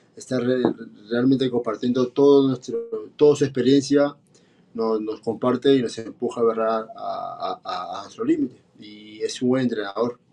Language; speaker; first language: Spanish; native; Spanish